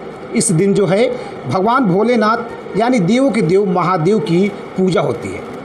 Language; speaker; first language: Hindi; native; Hindi